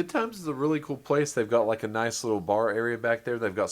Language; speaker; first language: English; native; English